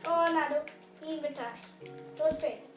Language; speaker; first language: Welsh; native; Welsh